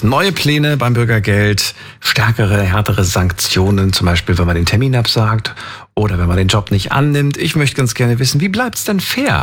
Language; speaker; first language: German; native; German